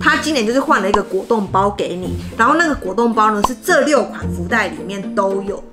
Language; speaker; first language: Chinese; native; Chinese